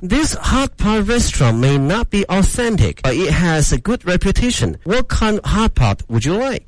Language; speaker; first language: English; non-native, fluent; Chinese